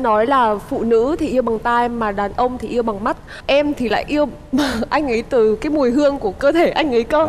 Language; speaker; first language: Vietnamese; native; Vietnamese